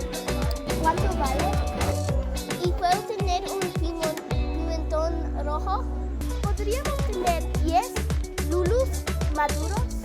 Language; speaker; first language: Spanish; non-native, learner; English